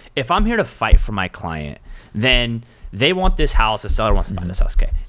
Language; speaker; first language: English; native; English